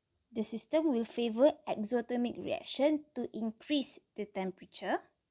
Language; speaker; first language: English; non-native, local second language; Malay